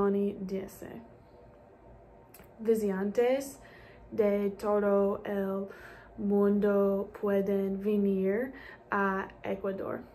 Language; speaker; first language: Spanish; non-native, learner; English